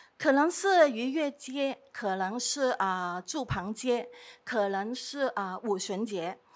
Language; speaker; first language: Chinese; non-native, fluent; Cantonese